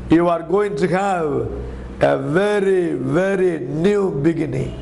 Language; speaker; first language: English; non-native, local second language; Tamil